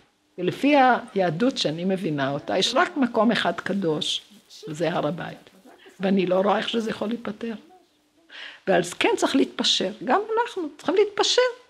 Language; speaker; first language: Hebrew; early bilingual, other home language; Romanian